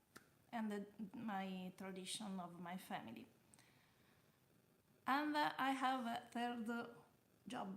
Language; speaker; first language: English; non-native, learner; Italian